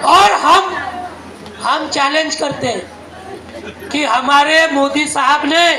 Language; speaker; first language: Hindi; non-native, local second language; Marathi